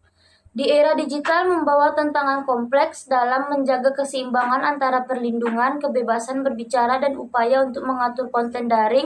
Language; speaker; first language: Indonesian; native; Indonesian